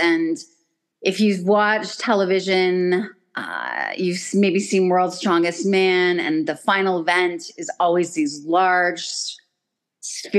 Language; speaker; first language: English; native; English